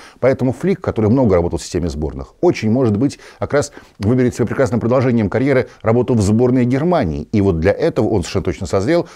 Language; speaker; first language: Russian; native; Russian